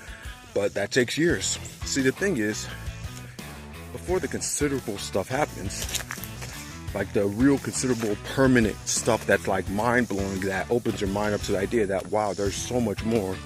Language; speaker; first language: English; native; English